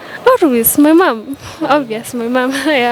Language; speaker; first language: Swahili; non-native, local second language; Kikuyu